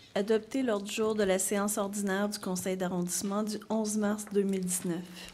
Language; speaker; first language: French; native; French